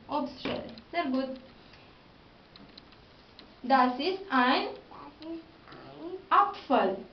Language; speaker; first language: German; non-native, learner; Romanian